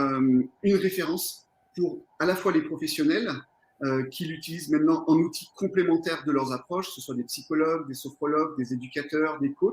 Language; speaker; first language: French; native; French